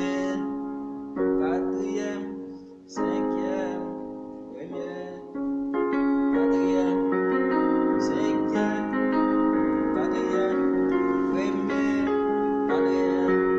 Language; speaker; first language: French; non-native, local second language; Haitian Creole